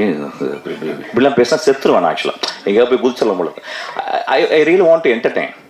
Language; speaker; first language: Tamil; native; Tamil